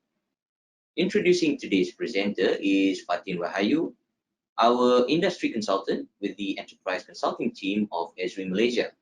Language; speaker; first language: English; non-native, local second language; Malay